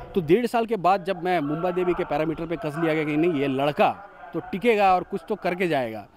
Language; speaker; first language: Hindi; native; Hindi